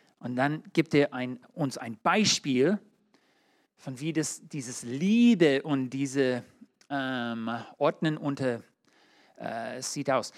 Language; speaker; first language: German; non-native, learner; English